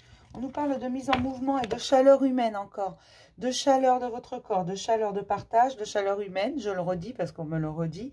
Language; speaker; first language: French; native; French